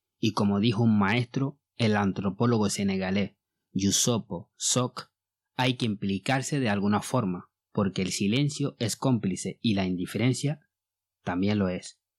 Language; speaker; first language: Spanish; non-native, fluent; Bambara